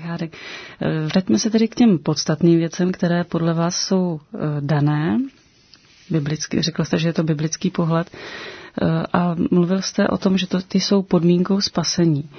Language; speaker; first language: Czech; native; Czech